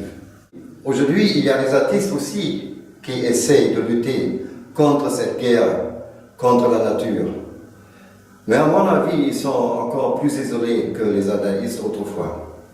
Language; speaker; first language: French; non-native, fluent; German